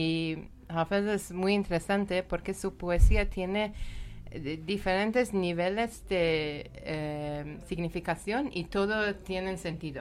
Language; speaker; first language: Spanish; non-native, learner; Persian